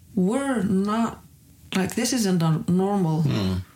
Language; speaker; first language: English; non-native, fluent; Icelandic